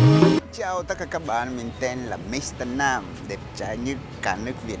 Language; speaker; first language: Vietnamese; non-native, fluent; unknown